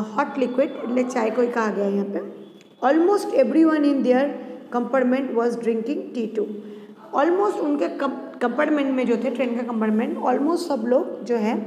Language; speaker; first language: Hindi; non-native, local second language; Gujarati